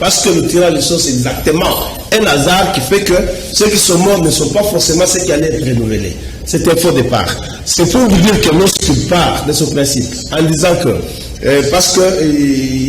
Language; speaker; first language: French; non-native, local second language; Lingala